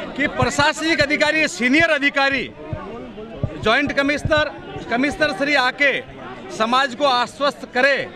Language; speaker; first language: Hindi; non-native, local second language; Rajasthani